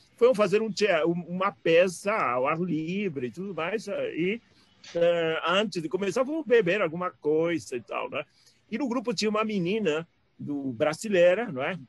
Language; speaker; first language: Portuguese; non-native, fluent; Spanish